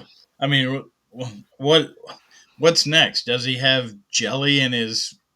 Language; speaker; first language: English; native; English